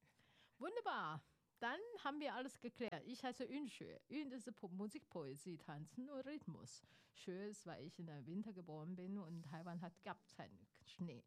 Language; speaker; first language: German; non-native, fluent; Chinese